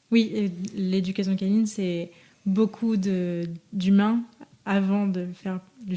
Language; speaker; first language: French; native; French